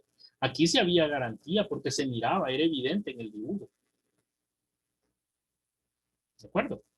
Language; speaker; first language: Spanish; native; Spanish